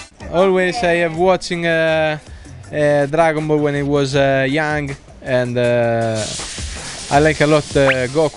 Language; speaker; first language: English; non-native, learner; Italian